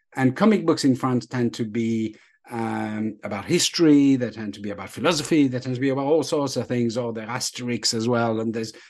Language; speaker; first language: English; non-native, fluent; French